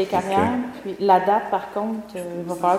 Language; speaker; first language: French; native; French